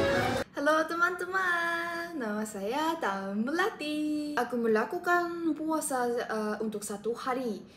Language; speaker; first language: Indonesian; non-native, learner; Korean